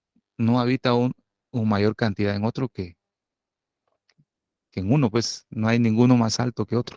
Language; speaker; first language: Spanish; native; Spanish